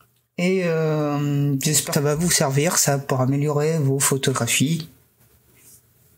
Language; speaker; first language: French; native; French